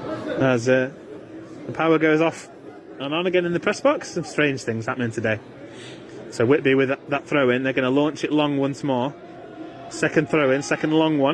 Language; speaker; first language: English; native; English